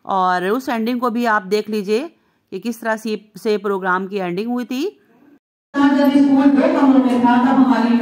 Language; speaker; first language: Hindi; native; Hindi